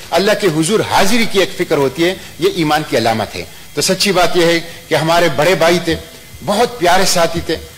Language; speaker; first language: Urdu; non-native, local second language; Pashto